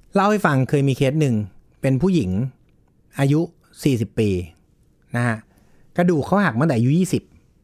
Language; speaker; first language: Thai; native; Thai